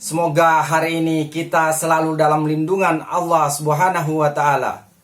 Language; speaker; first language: Indonesian; native; Indonesian